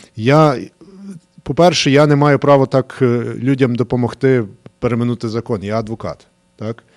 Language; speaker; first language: Ukrainian; early bilingual, heritage; Ukrainian